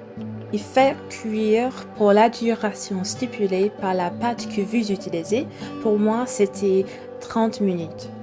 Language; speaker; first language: French; non-native, fluent; English